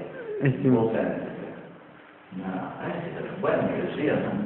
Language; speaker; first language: Spanish; non-native, learner; English